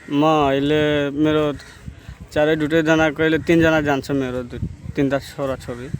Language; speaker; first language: Nepali; non-native, local second language; Bhojpuri